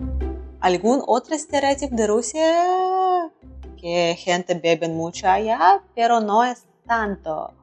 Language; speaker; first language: Spanish; non-native, learner; Russian